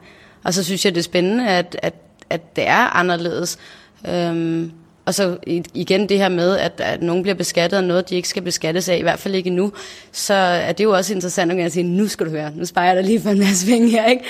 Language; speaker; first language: Danish; native; Danish